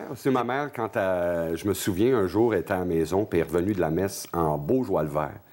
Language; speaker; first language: French; native; French